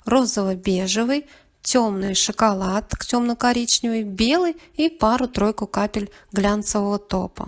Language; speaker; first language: Russian; native; Russian